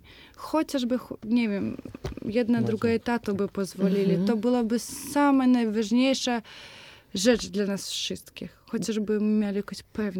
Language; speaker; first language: Polish; non-native, fluent; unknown